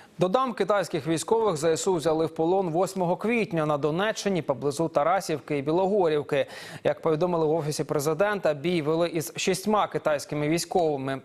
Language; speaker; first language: Ukrainian; native; Ukrainian